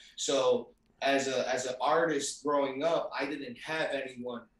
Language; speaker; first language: English; native; English